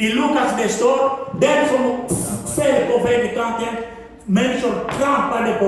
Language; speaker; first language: Swedish; non-native, fluent; Lingala